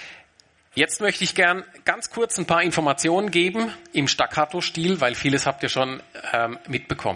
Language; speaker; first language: German; native; German